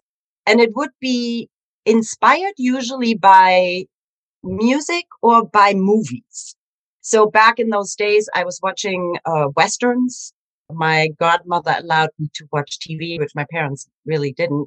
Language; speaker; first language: English; non-native, fluent; German